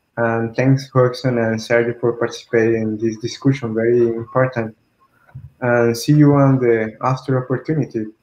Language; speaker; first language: English; non-native, learner; Portuguese